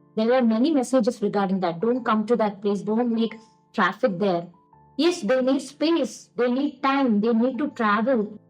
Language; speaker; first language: English; non-native, local second language; Malayalam